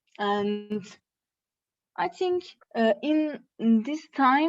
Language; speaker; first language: English; non-native, learner; Turkish